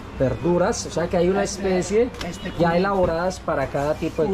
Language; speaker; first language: Spanish; native; Spanish